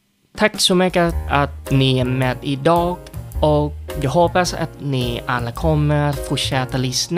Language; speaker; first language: Swedish; non-native, fluent; Vietnamese